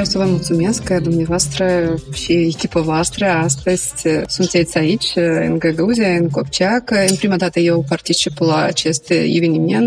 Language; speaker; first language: Romanian; non-native, local second language; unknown